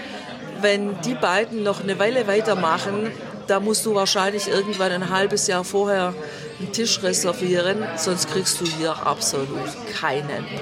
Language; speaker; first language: German; native; German